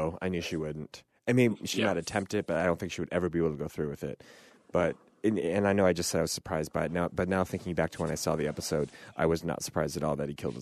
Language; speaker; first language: English; native; English